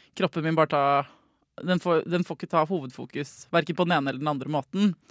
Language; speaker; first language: Norwegian; native; Norwegian